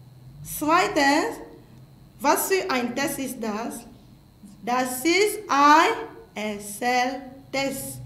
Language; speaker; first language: German; non-native, fluent; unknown